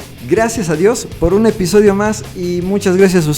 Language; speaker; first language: Spanish; native; Spanish